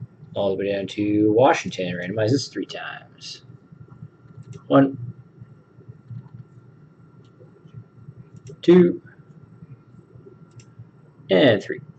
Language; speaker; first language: English; native; English